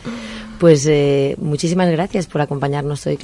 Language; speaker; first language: Spanish; native; Spanish